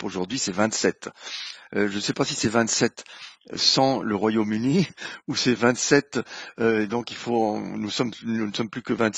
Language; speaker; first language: French; non-native, fluent; Spanish